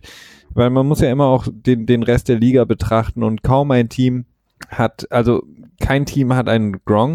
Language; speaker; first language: German; native; German